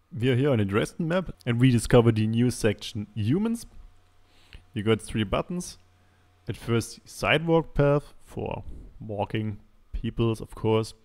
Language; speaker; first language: English; non-native, fluent; German